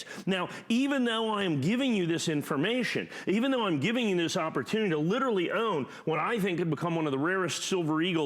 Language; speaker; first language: English; native; English